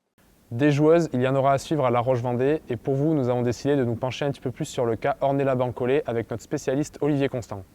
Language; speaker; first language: French; native; French